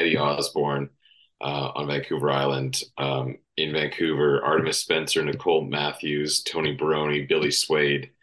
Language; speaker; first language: English; native; English